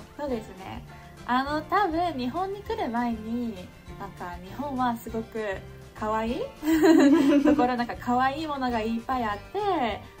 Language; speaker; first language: Japanese; non-native, fluent; English